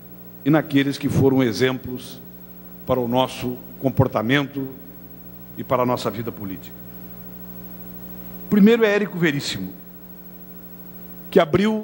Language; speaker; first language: Portuguese; native; Portuguese